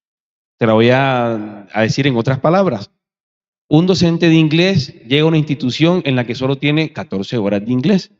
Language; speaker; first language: Spanish; native; Spanish